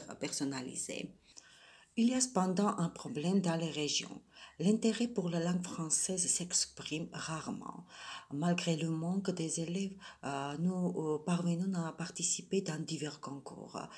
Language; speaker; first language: French; non-native, fluent; Georgian